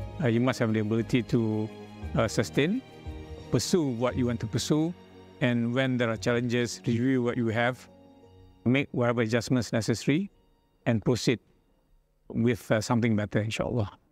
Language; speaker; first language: English; non-native, local second language; Malay